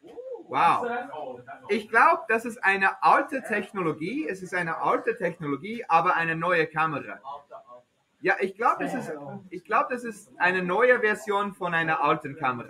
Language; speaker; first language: German; non-native, fluent; English